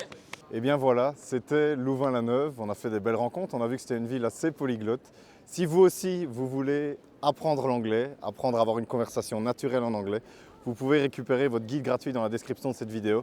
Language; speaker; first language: French; native; French